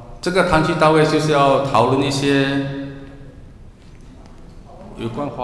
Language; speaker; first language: Chinese; native; Chinese